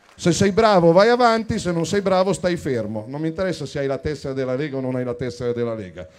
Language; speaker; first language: Italian; native; Italian